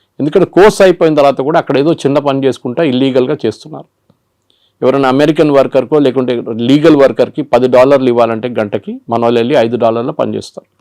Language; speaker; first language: Telugu; non-native, local second language; Malayalam